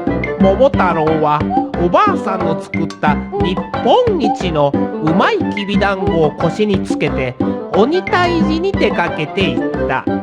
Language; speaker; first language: Japanese; native; Japanese